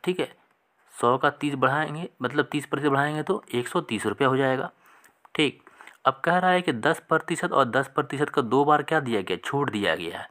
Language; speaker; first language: Hindi; native; Hindi